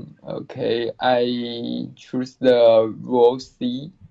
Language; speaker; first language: English; non-native, learner; Chinese